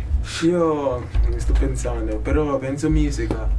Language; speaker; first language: Italian; non-native, learner; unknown